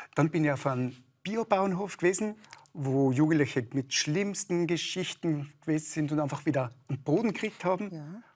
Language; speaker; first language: German; native; German